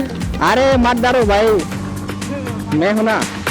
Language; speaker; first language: Hindi; non-native, local second language; Kok Borok